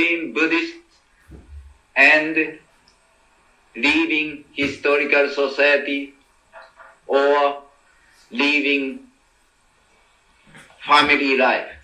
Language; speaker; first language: English; non-native, learner; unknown